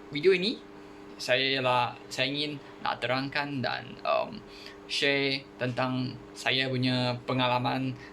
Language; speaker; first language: Malay; non-native, local second language; Chinese